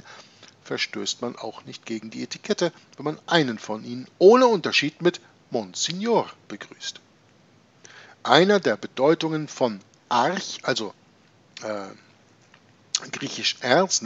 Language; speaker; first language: German; native; German